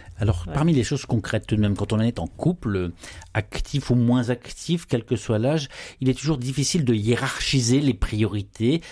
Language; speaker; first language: French; native; French